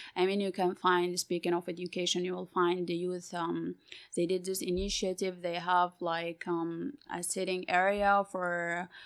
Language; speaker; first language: English; non-native, fluent; Arabic